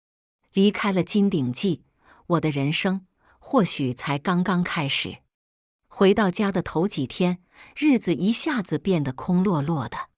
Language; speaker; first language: Chinese; native; Chinese